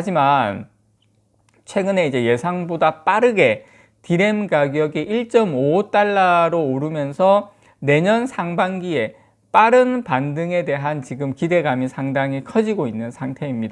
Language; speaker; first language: Korean; native; Korean